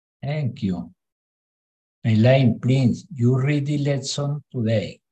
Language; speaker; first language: English; non-native, learner; Spanish